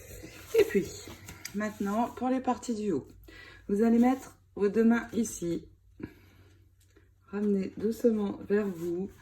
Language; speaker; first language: French; native; French